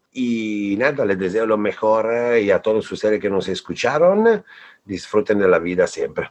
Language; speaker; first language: Spanish; non-native, fluent; Italian